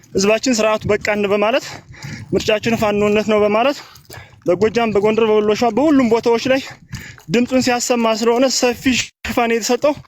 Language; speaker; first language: Amharic; native; Amharic